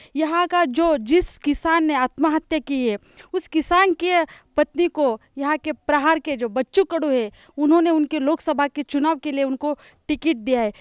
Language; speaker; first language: Hindi; non-native, local second language; Marathi